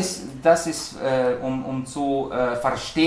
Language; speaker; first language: German; non-native, learner; Spanish